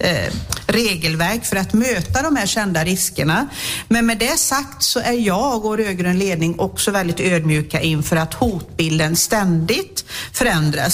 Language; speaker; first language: Swedish; native; Swedish